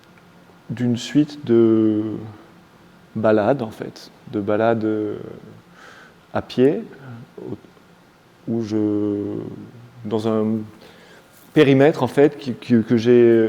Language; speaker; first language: French; native; French